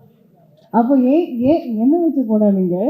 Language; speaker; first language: Tamil; early bilingual, heritage; Tamil